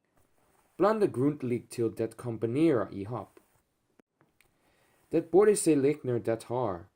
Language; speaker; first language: Swedish; non-native, learner; English